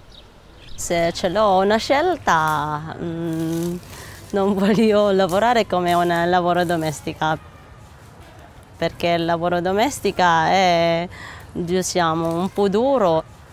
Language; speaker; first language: Italian; non-native, learner; Filipino